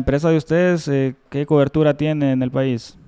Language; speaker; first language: Spanish; native; Spanish